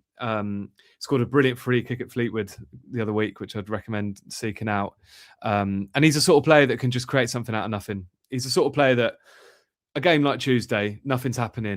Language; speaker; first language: English; native; English